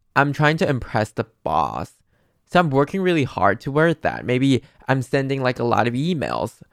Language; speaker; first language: English; non-native, fluent; Chinese